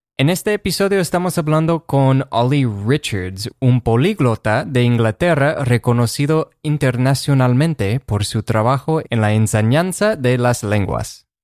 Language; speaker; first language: Spanish; non-native, fluent; English